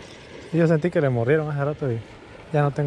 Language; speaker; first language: Spanish; native; Spanish